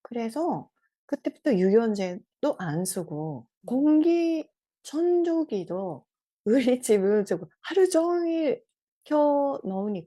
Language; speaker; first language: Korean; non-native, fluent; Japanese